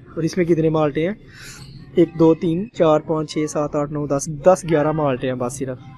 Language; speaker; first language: Urdu; non-native, local second language; Punjabi